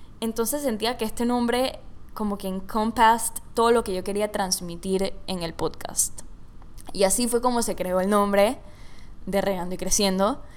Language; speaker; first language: Spanish; native; Spanish